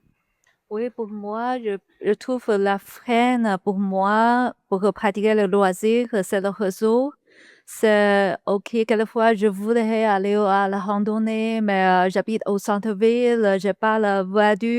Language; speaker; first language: French; non-native, learner; Chinese